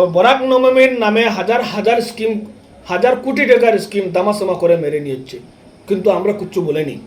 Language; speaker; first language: Bangla; native; Bangla